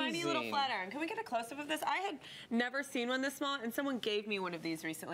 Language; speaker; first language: English; native; English